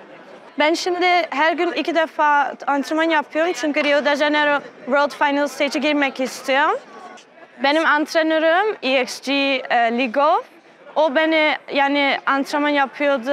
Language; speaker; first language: Turkish; non-native, learner; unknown